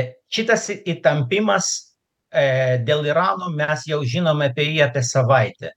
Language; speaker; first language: Lithuanian; non-native, local second language; Russian